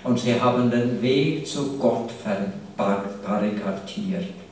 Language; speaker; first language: German; non-native, fluent; English